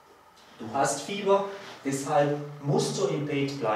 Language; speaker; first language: German; non-native, learner; Polish